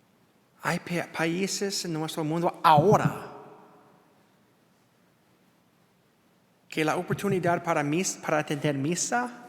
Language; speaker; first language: Spanish; non-native, learner; English